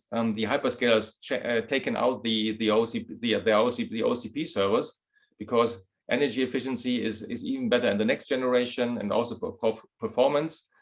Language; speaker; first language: English; non-native, fluent; German